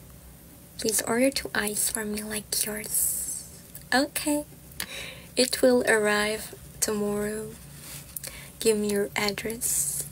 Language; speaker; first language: English; non-native, fluent; Georgian